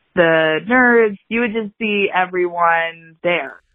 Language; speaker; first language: English; native; English